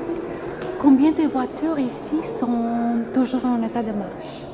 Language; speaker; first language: French; non-native, fluent; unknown